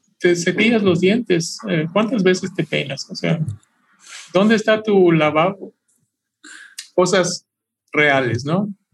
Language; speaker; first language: Spanish; non-native, fluent; English